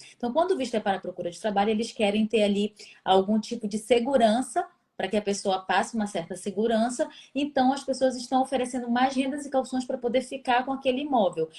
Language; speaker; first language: Portuguese; native; Portuguese